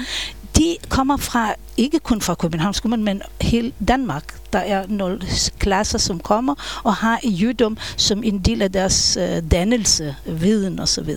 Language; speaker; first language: Danish; non-native, fluent; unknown